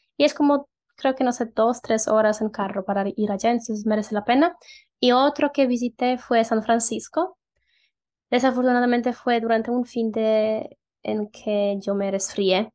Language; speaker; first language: Spanish; non-native, fluent; Polish